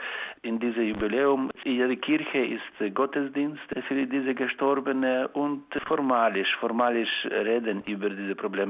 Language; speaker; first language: German; non-native, learner; Ukrainian